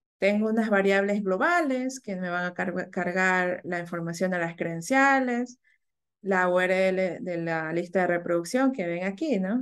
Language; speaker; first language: Spanish; native; Spanish